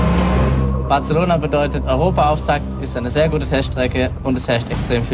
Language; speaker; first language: German; native; German